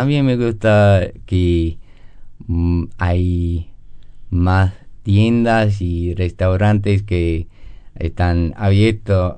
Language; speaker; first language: Spanish; non-native, learner; English